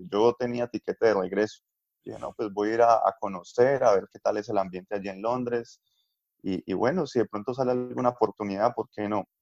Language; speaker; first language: Spanish; native; Spanish